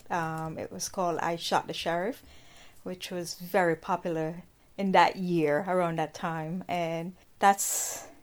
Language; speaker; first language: English; non-native, local second language; Jamaican Creole English